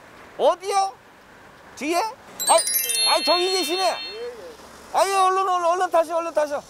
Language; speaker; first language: Korean; native; Korean